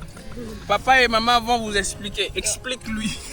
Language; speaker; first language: French; non-native, local second language; Swahili